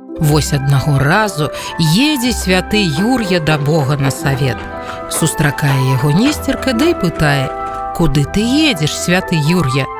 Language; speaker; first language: Belarusian; native; Belarusian